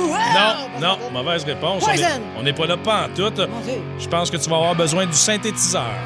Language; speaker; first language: French; native; French